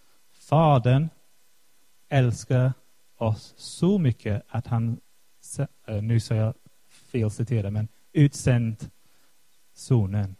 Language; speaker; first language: Swedish; non-native, fluent; English